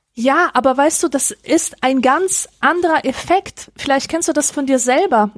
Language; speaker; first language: German; early bilingual, other home language; Polish